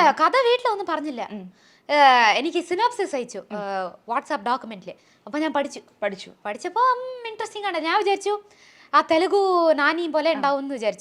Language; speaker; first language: Malayalam; non-native, local second language; Tamil